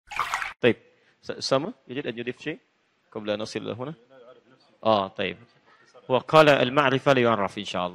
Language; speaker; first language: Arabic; non-native, fluent; Indonesian